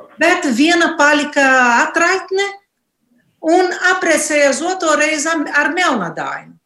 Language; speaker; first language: Latvian; non-native, learner; Portuguese